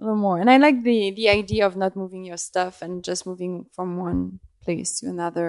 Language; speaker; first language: English; non-native, fluent; French